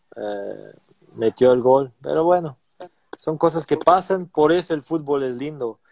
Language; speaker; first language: Spanish; non-native, fluent; Portuguese